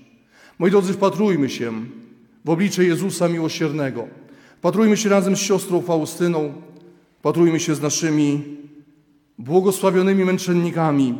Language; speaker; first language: Polish; native; Polish